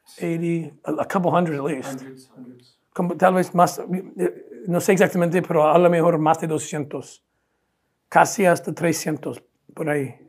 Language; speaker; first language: Spanish; non-native, fluent; English